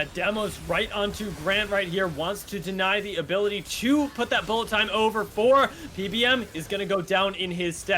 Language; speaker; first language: English; native; English